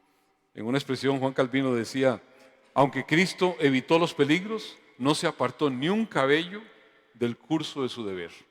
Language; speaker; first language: Spanish; native; Spanish